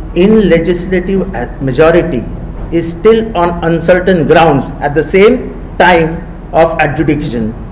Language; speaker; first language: English; non-native, local second language; Marathi